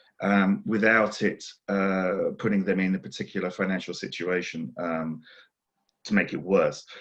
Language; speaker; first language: English; native; English